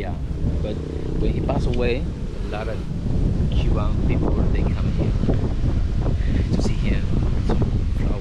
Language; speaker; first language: English; non-native, fluent; Spanish